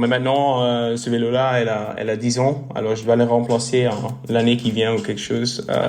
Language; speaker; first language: French; non-native, local second language; Dutch